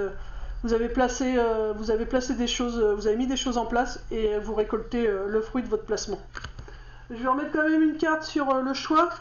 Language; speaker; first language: French; native; French